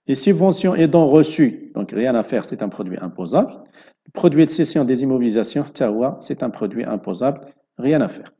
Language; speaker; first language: French; non-native, local second language; Arabic